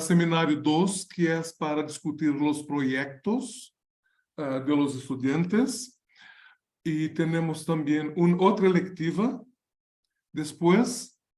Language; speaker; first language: Spanish; non-native, learner; Portuguese